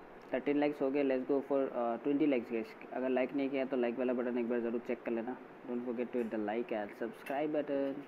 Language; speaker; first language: English; non-native, local second language; Bangla